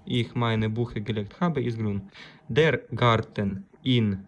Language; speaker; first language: German; non-native, learner; Ukrainian